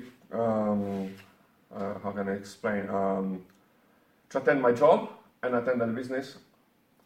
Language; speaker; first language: English; non-native, learner; Portuguese